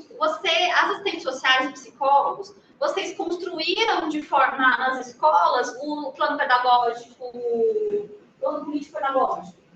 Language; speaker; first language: Portuguese; native; Portuguese